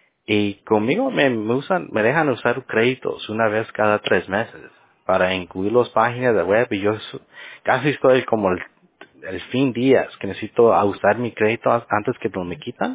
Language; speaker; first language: Spanish; early bilingual, heritage; Spanish